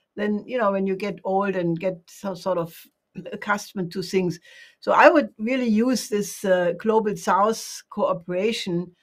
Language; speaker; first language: English; non-native, fluent; German